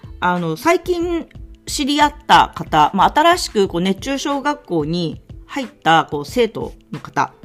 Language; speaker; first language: Japanese; native; Japanese